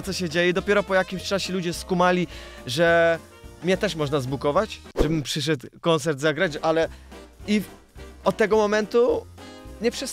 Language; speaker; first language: Polish; early bilingual, other home language; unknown